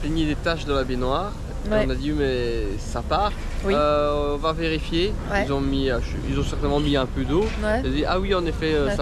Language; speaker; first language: French; native; French